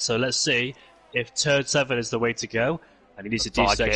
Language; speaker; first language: English; native; English